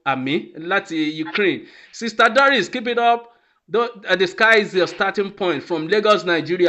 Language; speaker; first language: English; non-native, local second language; Yoruba